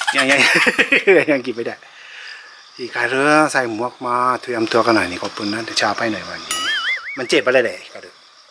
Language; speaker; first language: Thai; non-native, fluent; Japanese